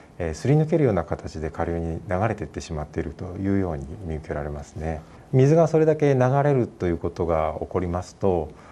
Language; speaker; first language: Japanese; native; Japanese